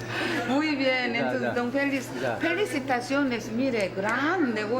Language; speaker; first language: Spanish; non-native, learner; Korean